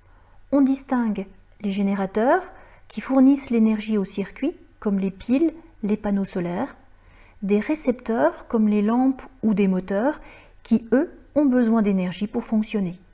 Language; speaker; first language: French; native; French